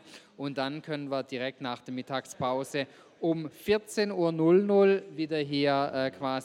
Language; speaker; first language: German; native; German